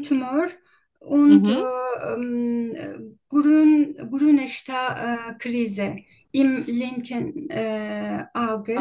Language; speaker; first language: German; non-native, learner; Turkish